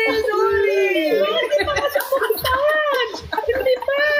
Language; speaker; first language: Filipino; non-native, learner; Chinese